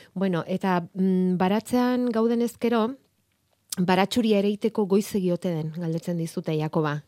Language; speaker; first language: Basque; native; Basque